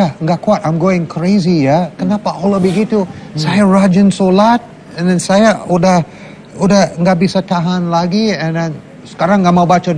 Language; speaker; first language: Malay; non-native, fluent; English